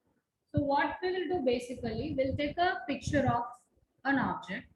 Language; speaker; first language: English; non-native, local second language; Tamil